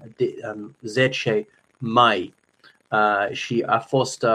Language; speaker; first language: Romanian; non-native, learner; English